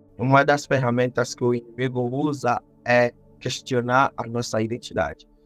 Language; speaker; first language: Portuguese; non-native, fluent; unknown